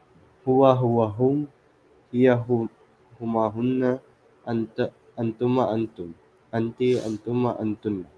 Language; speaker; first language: Arabic; non-native, learner; Filipino